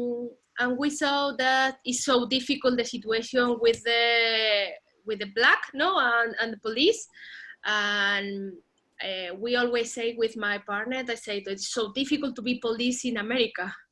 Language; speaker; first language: English; non-native, learner; Spanish